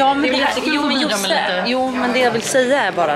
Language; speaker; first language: Swedish; native; Swedish